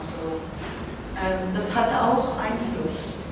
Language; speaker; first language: German; non-native, learner; Persian